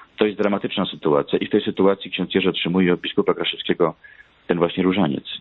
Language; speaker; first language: Polish; native; Polish